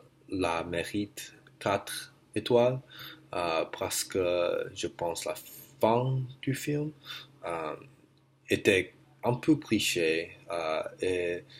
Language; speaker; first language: French; non-native, learner; English